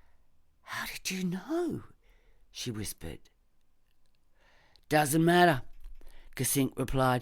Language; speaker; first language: English; native; English